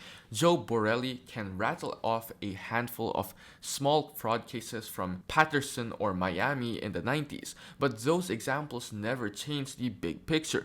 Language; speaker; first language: English; native; English